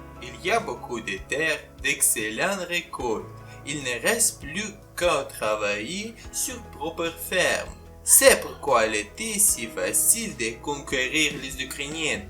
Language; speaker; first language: French; non-native, fluent; Ukrainian